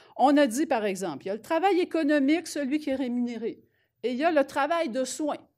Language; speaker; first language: French; native; French